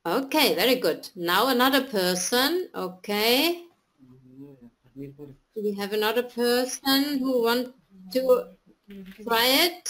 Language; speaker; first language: English; non-native, fluent; German